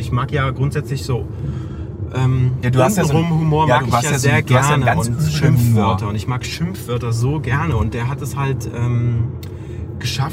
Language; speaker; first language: German; native; German